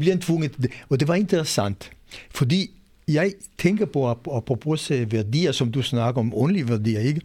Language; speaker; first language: Danish; non-native, fluent; Hebrew